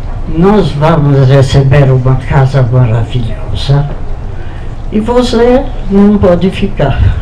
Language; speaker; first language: Portuguese; non-native, fluent; Polish